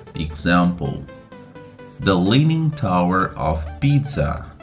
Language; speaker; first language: English; non-native, fluent; Portuguese